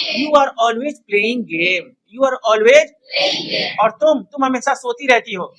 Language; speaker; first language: Hindi; native; Hindi